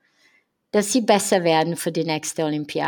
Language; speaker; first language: German; non-native, fluent; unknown